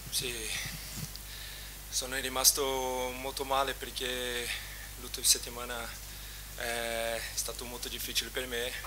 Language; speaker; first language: Italian; non-native, fluent; Portuguese